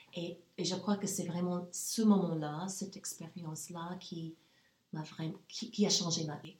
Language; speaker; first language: French; non-native, fluent; English